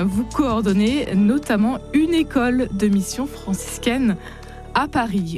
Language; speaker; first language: French; native; French